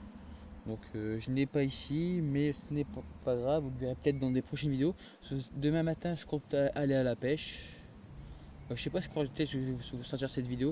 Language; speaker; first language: French; native; French